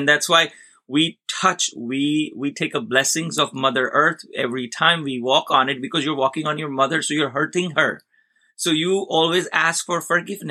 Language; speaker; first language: English; non-native, local second language; Gujarati